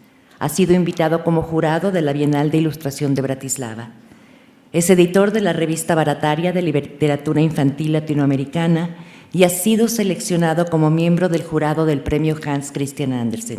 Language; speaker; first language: Spanish; native; Spanish